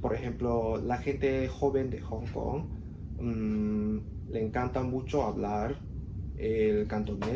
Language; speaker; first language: Spanish; non-native, learner; Cantonese